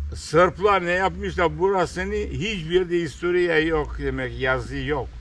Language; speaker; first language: Turkish; native; Turkish